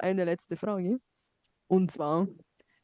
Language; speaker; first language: German; non-native, fluent; Bulgarian